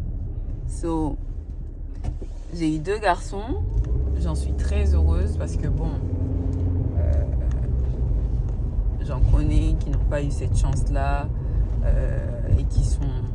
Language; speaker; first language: French; native; French